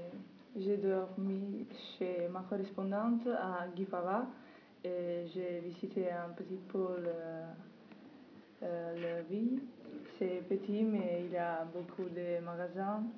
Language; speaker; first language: French; non-native, learner; Italian